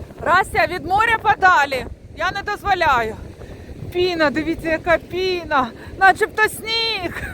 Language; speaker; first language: Ukrainian; non-native, local second language; Russian